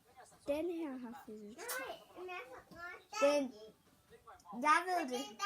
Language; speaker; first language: Danish; early bilingual, other home language; Vietnamese